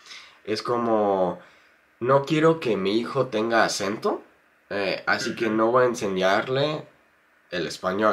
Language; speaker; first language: Spanish; non-native, fluent; English